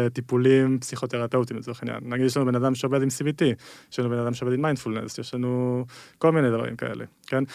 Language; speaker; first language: Hebrew; early bilingual, other home language; Spanish